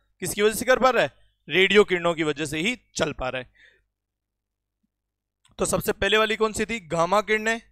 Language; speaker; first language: Hindi; native; Hindi